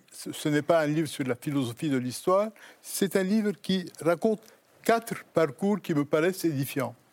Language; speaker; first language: French; non-native, local second language; Arabic